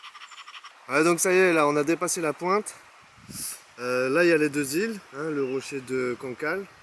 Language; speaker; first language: French; native; French